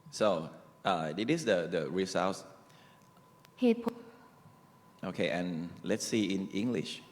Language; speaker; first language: English; non-native, learner; Thai